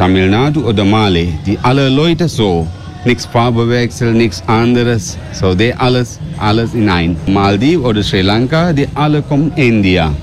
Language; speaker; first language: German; non-native, learner; Sinhala